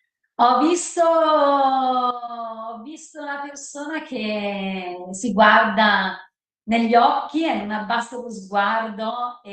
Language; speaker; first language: Italian; native; Italian